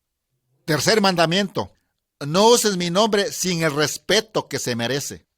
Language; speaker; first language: Spanish; native; Spanish